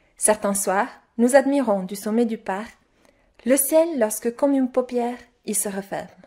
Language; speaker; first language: French; non-native, fluent; Italian